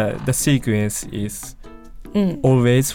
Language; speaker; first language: English; non-native, learner; Japanese